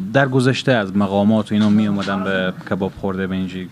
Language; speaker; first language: Persian; native; Persian